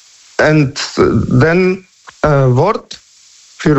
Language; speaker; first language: German; non-native, learner; Polish